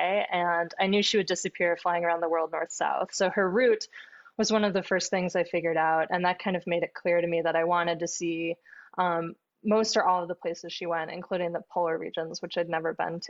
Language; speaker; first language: English; native; English